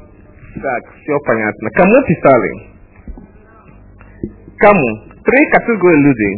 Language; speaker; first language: Russian; non-native, fluent; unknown